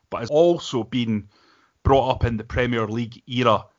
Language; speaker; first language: English; native; English